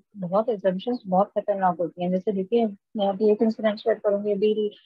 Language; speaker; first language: Hindi; native; Hindi